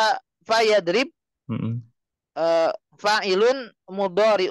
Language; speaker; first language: Arabic; non-native, learner; Indonesian